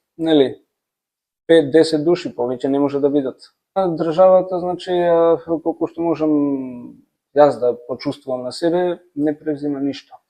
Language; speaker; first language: Macedonian; native; Macedonian